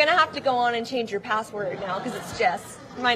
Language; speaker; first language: English; native; English